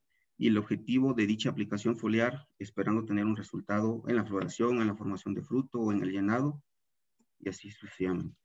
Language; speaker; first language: Spanish; native; Spanish